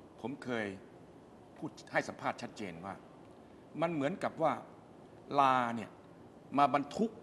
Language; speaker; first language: Thai; native; Thai